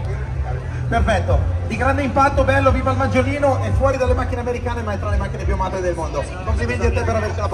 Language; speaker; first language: Italian; native; Italian